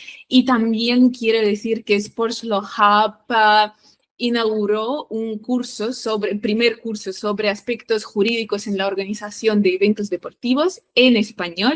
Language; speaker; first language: Spanish; non-native, fluent; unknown